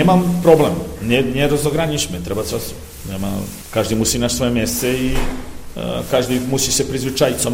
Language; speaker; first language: Polish; non-native, learner; Serbian